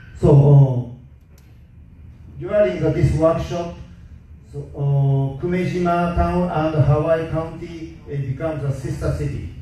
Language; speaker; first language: English; non-native, learner; Japanese